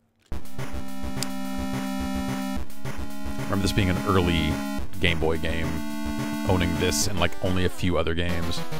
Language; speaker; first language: English; native; English